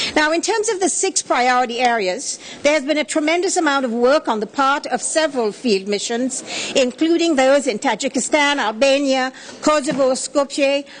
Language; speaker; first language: English; native; English